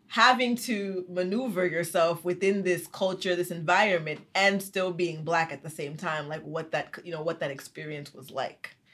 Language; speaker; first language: English; early bilingual, other home language; Haitian Creole